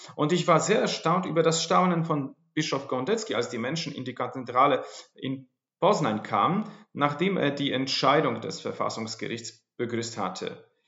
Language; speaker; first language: German; non-native, fluent; Polish